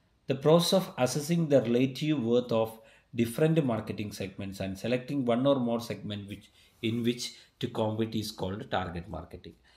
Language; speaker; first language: English; non-native, local second language; Malayalam